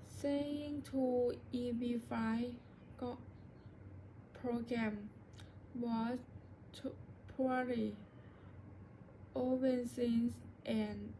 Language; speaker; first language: English; non-native, learner; Thai